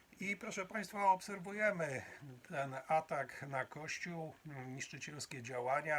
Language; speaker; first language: Polish; native; Polish